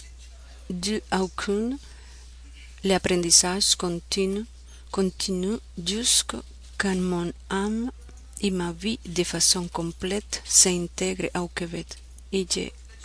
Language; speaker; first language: French; non-native, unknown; Spanish